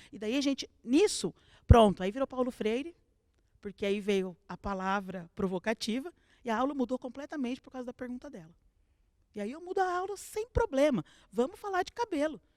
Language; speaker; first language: Portuguese; native; Portuguese